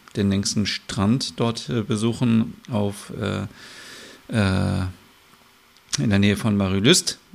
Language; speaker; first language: German; native; German